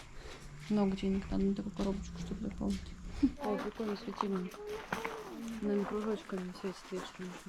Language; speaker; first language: Russian; native; Russian